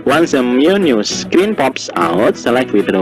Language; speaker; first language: English; non-native, learner; Indonesian